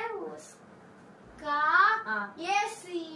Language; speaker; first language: Hindi; non-native, learner; Tamil